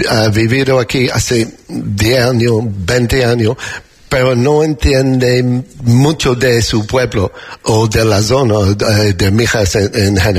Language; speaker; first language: Spanish; non-native, learner; English